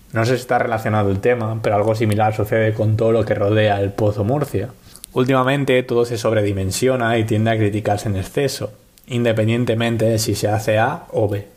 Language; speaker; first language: Spanish; native; Spanish